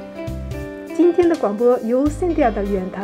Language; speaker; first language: Chinese; native; Chinese